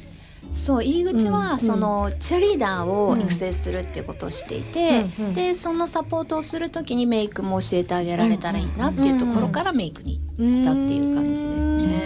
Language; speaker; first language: Japanese; native; Japanese